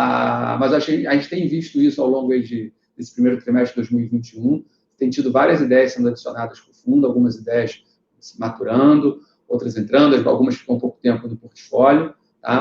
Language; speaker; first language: Portuguese; native; Portuguese